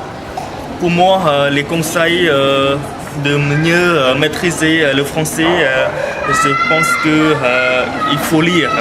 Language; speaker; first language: French; non-native, fluent; Khmer